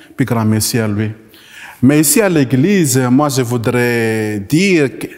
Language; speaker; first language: French; non-native, local second language; Malagasy